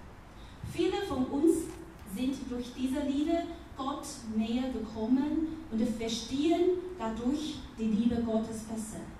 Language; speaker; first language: German; non-native, learner; Chinese